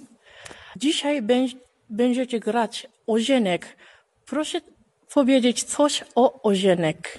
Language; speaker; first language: Polish; non-native, learner; Japanese